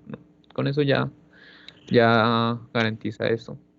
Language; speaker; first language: Spanish; native; Spanish